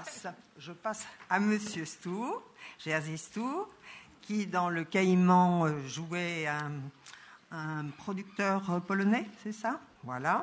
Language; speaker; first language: French; native; French